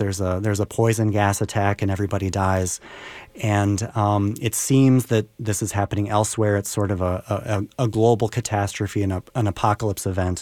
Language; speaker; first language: English; native; English